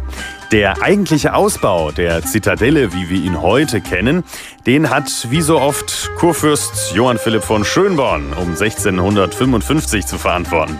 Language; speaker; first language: German; native; German